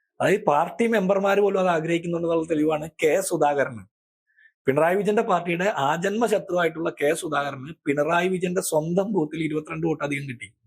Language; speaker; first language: Malayalam; native; Malayalam